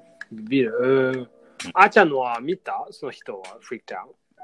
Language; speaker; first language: Japanese; non-native, learner; English